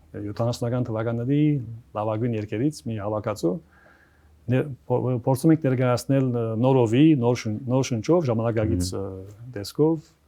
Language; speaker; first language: Armenian; early bilingual, heritage; Armenian